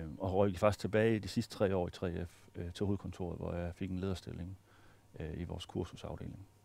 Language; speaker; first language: Danish; native; Danish